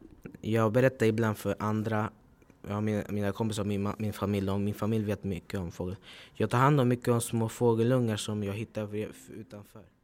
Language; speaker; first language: Swedish; early bilingual, other home language; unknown